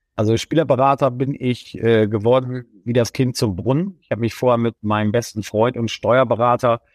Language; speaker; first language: German; native; German